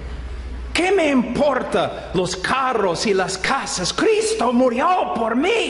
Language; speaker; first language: Spanish; non-native, fluent; English